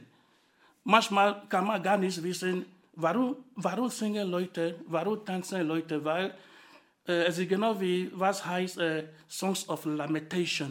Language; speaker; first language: German; non-native, fluent; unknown